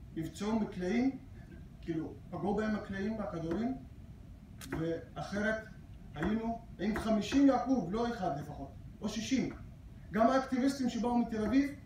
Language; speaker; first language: Hebrew; non-native, local second language; Arabic